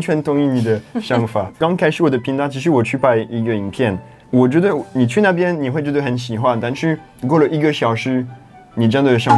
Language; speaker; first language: Chinese; non-native, fluent; French